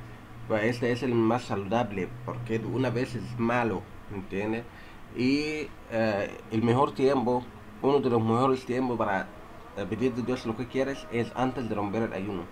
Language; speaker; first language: Spanish; non-native, learner; Arabic